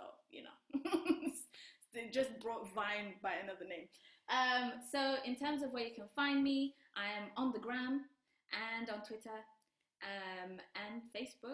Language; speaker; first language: English; non-native, local second language; Kinyarwanda